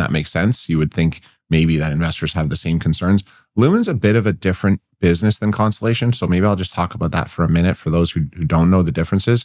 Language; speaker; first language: English; native; English